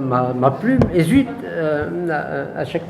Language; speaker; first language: French; non-native, local second language; Arabic